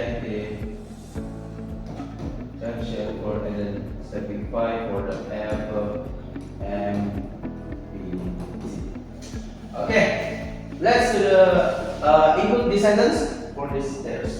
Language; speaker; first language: English; non-native, learner; Indonesian